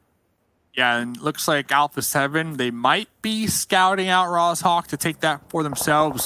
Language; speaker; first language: English; native; English